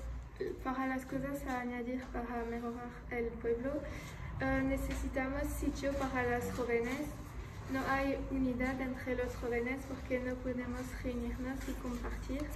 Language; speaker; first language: Spanish; non-native, learner; French